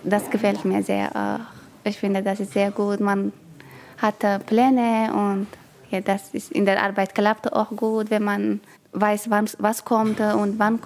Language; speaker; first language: German; non-native, learner; Tigrinya